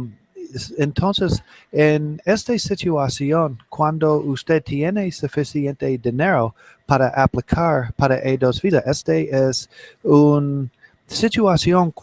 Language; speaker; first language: Spanish; non-native, learner; English